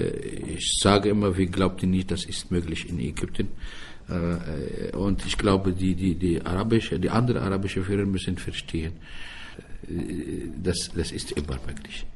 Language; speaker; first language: German; non-native, fluent; Arabic